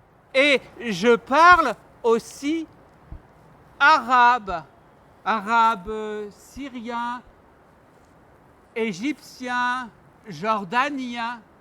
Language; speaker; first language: French; non-native, learner; Armenian